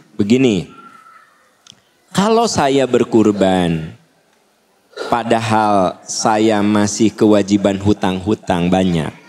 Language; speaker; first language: Indonesian; non-native, local second language; Sundanese